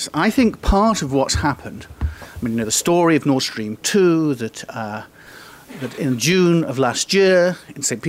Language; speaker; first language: English; native; English